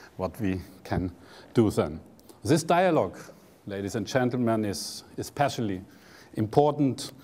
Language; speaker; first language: English; non-native, fluent; German